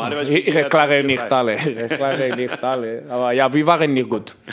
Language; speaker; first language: German; non-native, learner; Spanish